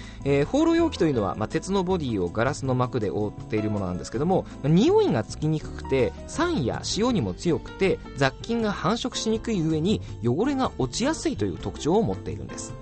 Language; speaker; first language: Japanese; native; Japanese